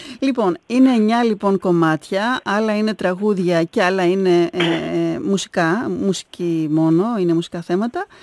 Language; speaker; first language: Greek; native; Greek